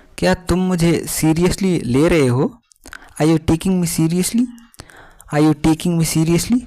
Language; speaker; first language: Hindi; native; Hindi